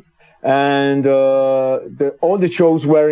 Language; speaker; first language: English; non-native, learner; Spanish